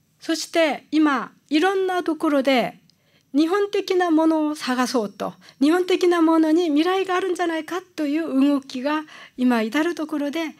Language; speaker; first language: Japanese; non-native, fluent; Korean